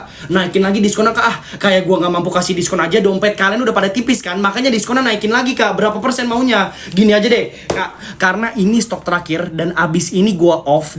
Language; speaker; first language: Indonesian; native; Indonesian